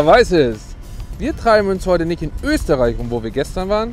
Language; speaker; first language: German; native; German